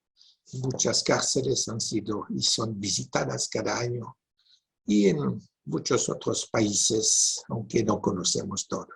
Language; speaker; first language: Spanish; non-native, fluent; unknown